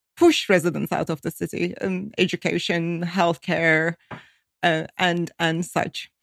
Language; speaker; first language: English; non-native, fluent; Turkish